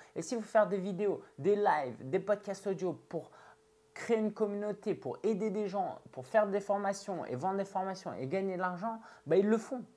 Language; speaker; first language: French; early bilingual, other home language; Chinese